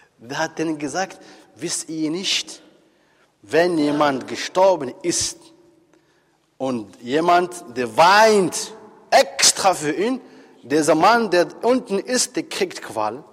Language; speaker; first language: German; non-native, fluent; Arabic